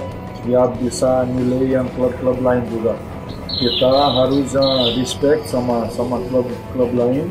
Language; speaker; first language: Indonesian; non-native, fluent; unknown